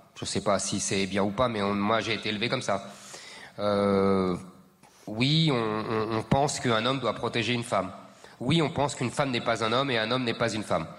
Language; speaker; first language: French; native; French